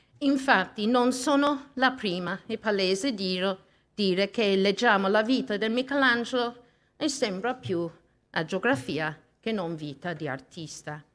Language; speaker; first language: Italian; non-native, fluent; English